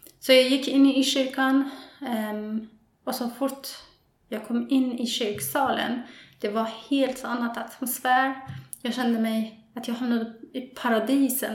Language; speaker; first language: Swedish; non-native, fluent; Persian